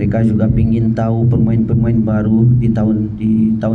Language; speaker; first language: Indonesian; non-native, fluent; Portuguese